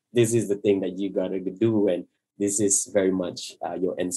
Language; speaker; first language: English; non-native, local second language; Malay